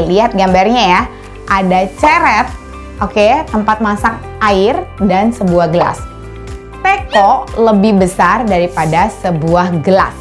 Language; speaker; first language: Indonesian; native; Indonesian